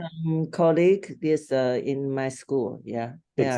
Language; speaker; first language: English; non-native, learner; Chinese